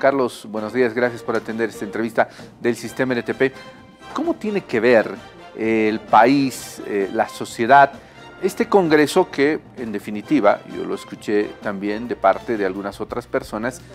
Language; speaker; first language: Spanish; native; Spanish